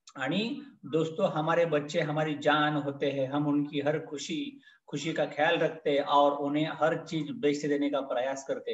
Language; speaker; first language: Hindi; non-native, local second language; Marathi